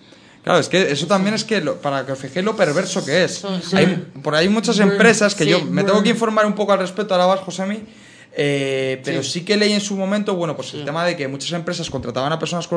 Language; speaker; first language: Spanish; native; Spanish